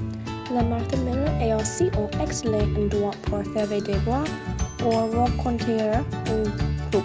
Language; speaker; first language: French; non-native, learner; English